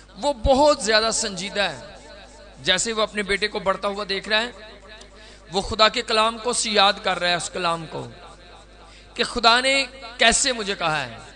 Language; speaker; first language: Urdu; non-native, local second language; Punjabi